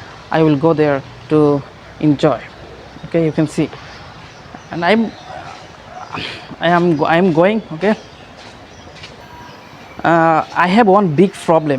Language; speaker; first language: English; non-native, learner; Bangla